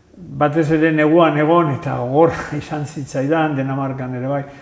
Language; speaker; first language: Basque; non-native, local second language; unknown